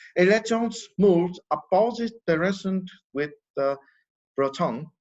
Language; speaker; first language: English; non-native, fluent; Vietnamese